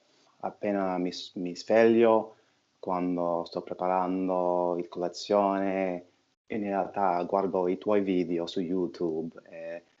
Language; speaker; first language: Italian; non-native, fluent; English